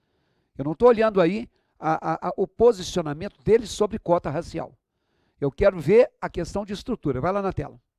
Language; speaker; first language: Portuguese; native; Portuguese